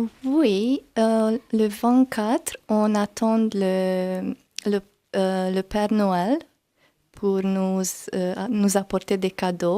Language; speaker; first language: French; non-native, learner; Hungarian